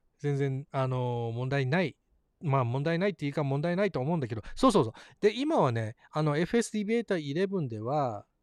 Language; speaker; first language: Japanese; early bilingual, heritage; Japanese